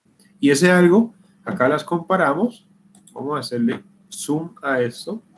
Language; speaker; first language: Spanish; native; Spanish